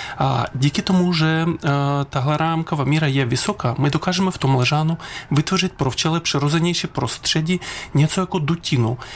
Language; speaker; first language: Czech; non-native, fluent; Ukrainian